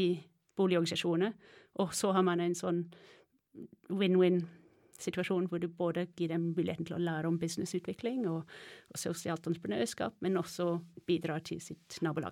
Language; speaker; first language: Norwegian; non-native, fluent; English